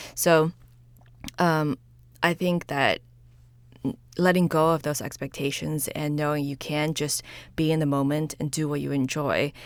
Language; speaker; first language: English; early bilingual, other home language; Chinese